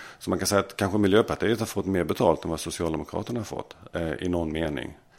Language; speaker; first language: Swedish; native; Swedish